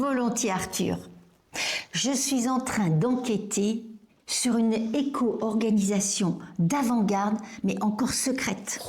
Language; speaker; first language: French; native; French